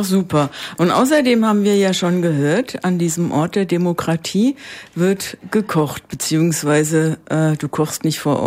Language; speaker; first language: German; native; German